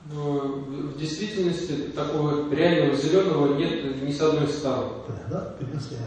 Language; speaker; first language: Russian; native; Russian